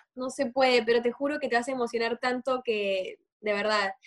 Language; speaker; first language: Spanish; native; Spanish